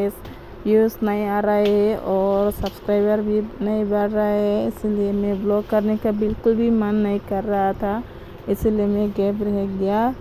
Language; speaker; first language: Hindi; non-native, local second language; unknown